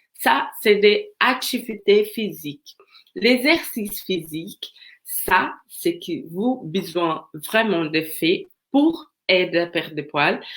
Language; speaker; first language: French; non-native, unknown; Portuguese